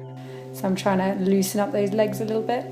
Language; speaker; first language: English; native; English